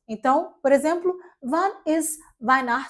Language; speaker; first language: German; non-native, fluent; Portuguese